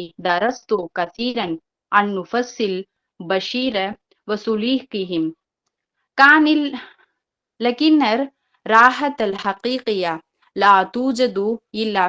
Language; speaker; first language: Arabic; non-native, learner; Tamil